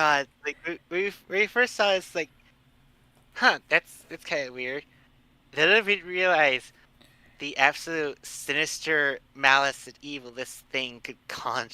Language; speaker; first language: English; native; English